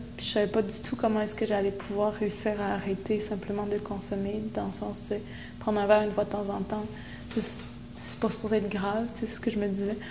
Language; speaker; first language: French; non-native, local second language; Innu-aimun